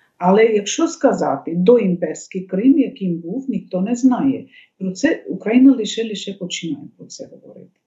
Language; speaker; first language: Ukrainian; non-native, fluent; Bangla